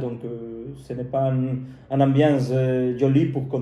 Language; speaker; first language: French; non-native, fluent; Spanish